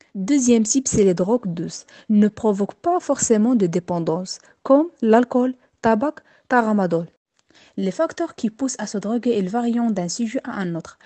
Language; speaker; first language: French; non-native, local second language; Arabic